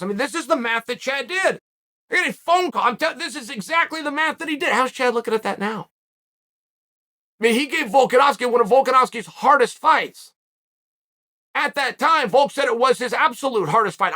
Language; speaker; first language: English; native; English